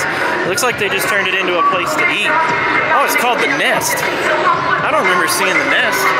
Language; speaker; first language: English; native; English